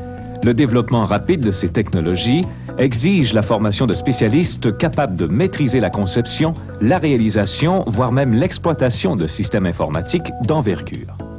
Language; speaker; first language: French; native; French